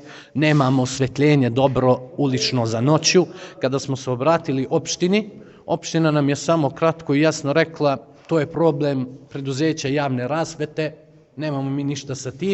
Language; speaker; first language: Bosnian; native; Bosnian